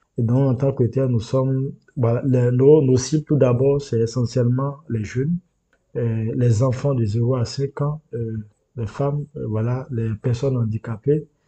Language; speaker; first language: French; non-native, local second language; Yoruba